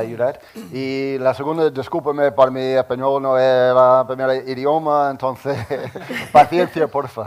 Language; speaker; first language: Spanish; non-native, learner; English